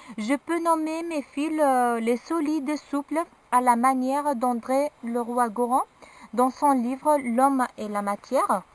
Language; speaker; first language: French; non-native, local second language; Arabic